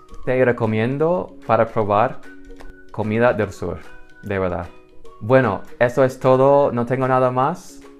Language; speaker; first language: Spanish; non-native, fluent; English